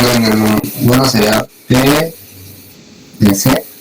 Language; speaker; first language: Spanish; native; Spanish